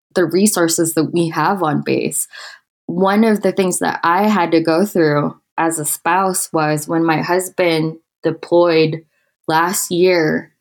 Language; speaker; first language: English; non-native, local second language; Filipino